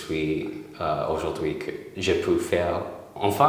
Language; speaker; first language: French; non-native, learner; English